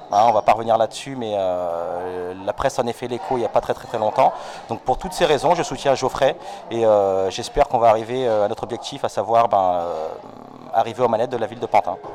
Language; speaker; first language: French; native; French